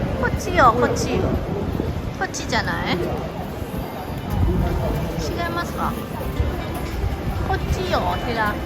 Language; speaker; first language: Japanese; non-native, learner; Thai